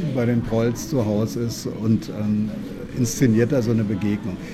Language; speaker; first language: German; native; German